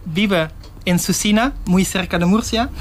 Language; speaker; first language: Spanish; non-native, learner; Dutch